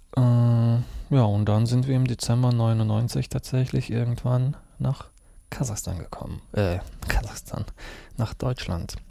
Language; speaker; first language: German; early bilingual, other home language; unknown